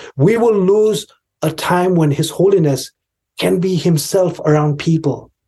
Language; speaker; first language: English; non-native, local second language; Tibetan